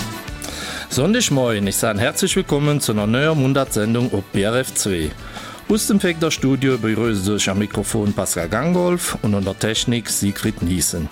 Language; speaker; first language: German; native; German